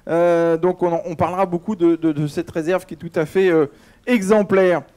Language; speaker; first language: French; native; French